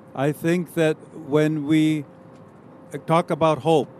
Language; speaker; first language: English; native; English